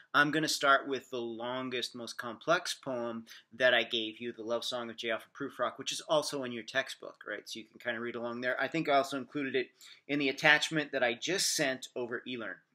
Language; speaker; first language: English; native; English